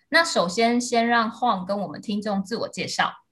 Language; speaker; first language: Chinese; native; Chinese